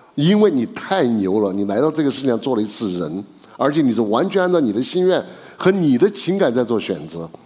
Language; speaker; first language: Chinese; native; Chinese